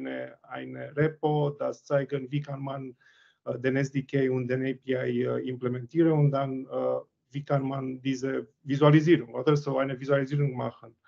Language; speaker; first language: German; non-native, learner; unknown